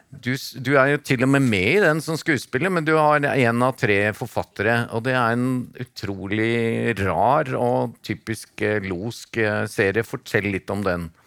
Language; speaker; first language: Norwegian; native; Norwegian